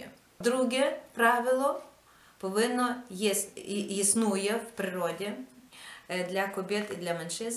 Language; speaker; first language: Polish; non-native, learner; Ukrainian